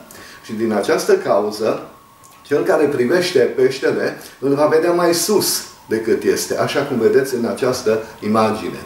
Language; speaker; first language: Romanian; native; Romanian